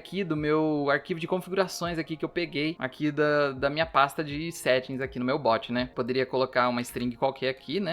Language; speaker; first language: Portuguese; native; Portuguese